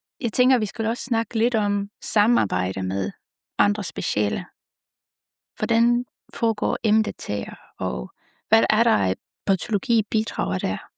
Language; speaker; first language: Danish; non-native, fluent; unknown